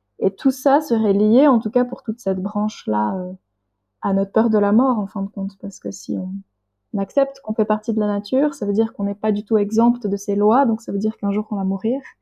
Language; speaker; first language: French; native; French